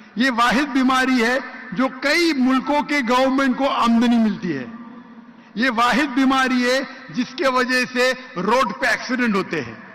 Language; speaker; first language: Urdu; non-native, local second language; Konkani